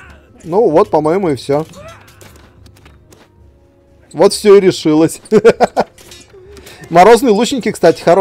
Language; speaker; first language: Russian; native; Russian